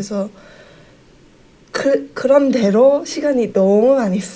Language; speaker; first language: Korean; early bilingual, heritage; Korean